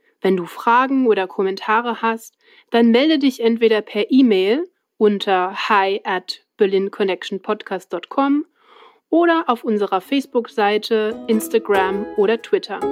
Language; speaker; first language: German; non-native, fluent; Swiss German